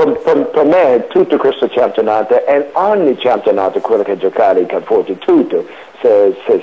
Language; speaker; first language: Italian; non-native, learner; English